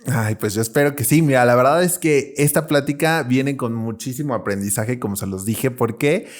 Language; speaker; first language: Spanish; native; Spanish